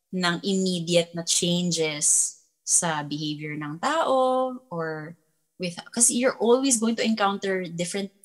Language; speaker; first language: English; non-native, local second language; Filipino